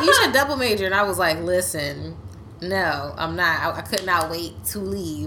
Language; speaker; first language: English; native; English